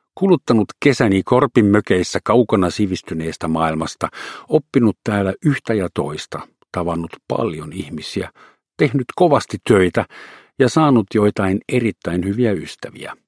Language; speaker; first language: Finnish; non-native, fluent; German